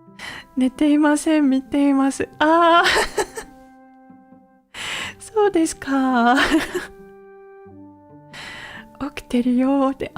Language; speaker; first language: Japanese; non-native, learner; English